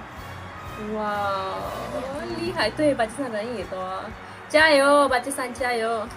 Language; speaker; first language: Chinese; non-native, fluent; Urdu